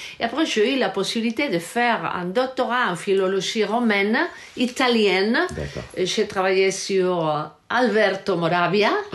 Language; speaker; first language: French; non-native, learner; Galician